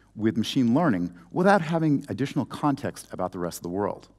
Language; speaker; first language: English; native; English